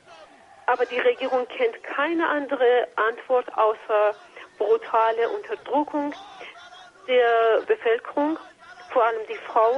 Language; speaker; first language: German; non-native, fluent; Persian